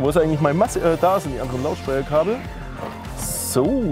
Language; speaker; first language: German; native; German